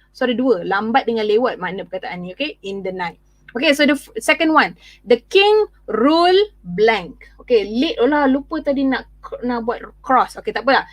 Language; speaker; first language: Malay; native; Malay